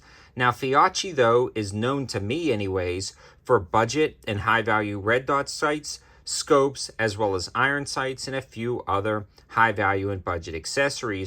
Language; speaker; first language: English; native; English